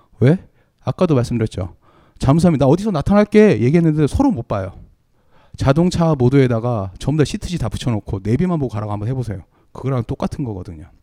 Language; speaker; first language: Korean; native; Korean